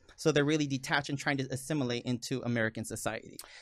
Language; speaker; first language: English; early bilingual, other home language; Spanish